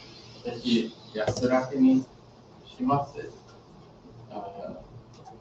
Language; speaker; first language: Japanese; non-native, fluent; English